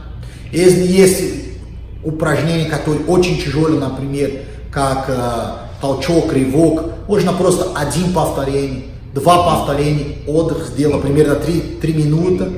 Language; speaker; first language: Russian; non-native, learner; Portuguese